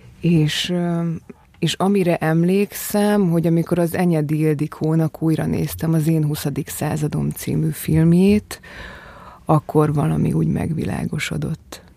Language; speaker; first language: Hungarian; native; Hungarian